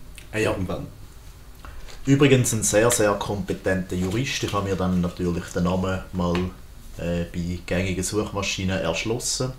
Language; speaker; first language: German; native; German